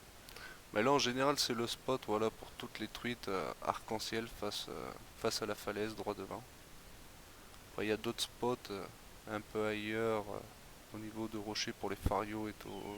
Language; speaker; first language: French; native; French